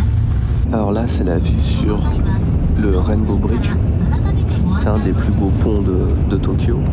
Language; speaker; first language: French; native; French